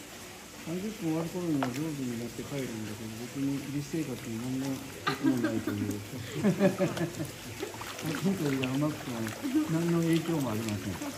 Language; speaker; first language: Japanese; native; Japanese